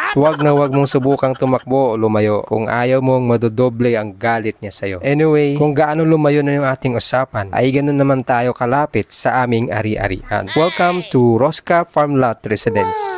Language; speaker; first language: Filipino; non-native, local second language; Hiligaynon